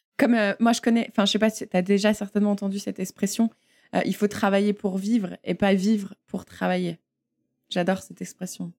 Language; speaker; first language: French; native; French